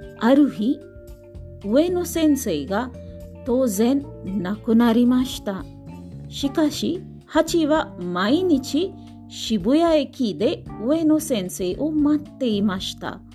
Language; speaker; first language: Japanese; non-native, learner; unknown